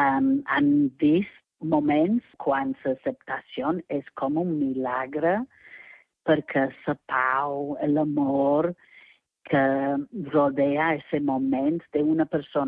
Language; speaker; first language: Catalan; non-native, fluent; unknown